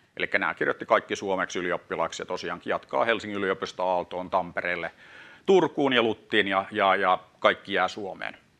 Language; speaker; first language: Finnish; non-native, local second language; Swedish